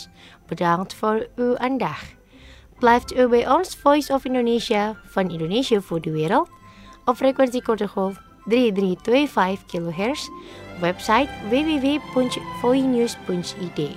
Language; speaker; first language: Dutch; non-native, learner; Indonesian